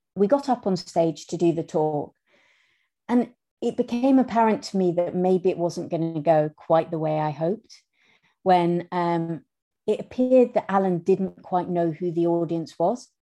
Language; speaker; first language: English; native; English